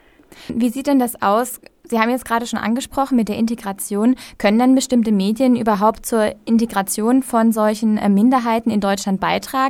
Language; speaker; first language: German; native; German